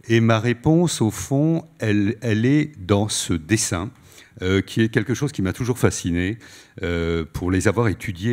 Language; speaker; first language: French; native; French